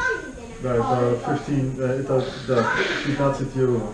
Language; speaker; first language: Russian; non-native, learner; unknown